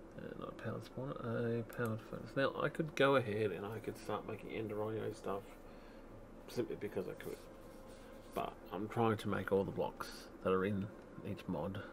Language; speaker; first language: English; native; English